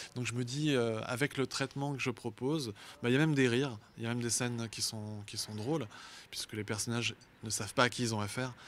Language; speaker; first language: French; native; French